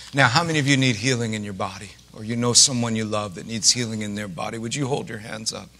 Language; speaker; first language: English; native; English